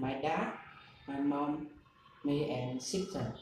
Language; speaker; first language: English; non-native, learner; Vietnamese